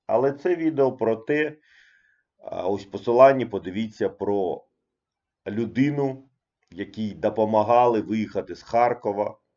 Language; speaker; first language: Ukrainian; non-native, local second language; Russian